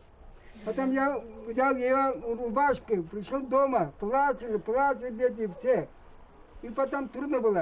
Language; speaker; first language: Russian; non-native, local second language; Crimean Tatar